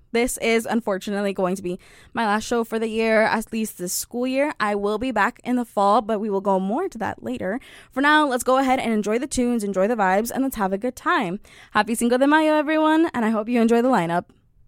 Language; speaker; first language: English; early bilingual, other home language; Spanish